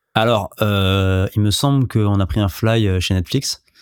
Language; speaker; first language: French; native; French